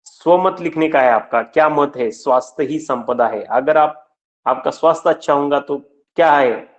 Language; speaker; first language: Hindi; non-native, local second language; Marathi